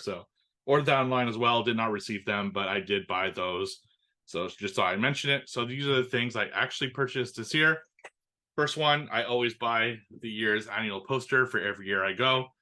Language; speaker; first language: English; native; English